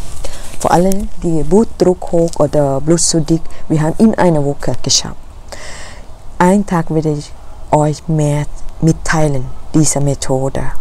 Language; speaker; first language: German; non-native, learner; Thai